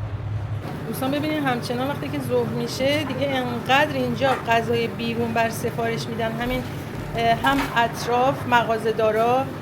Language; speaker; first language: Persian; native; Persian